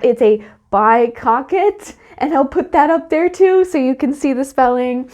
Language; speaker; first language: English; native; English